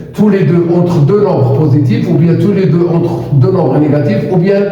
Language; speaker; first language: French; non-native, local second language; Arabic